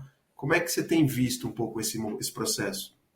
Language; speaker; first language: Portuguese; native; Portuguese